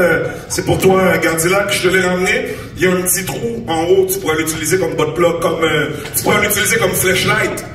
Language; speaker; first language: French; native; French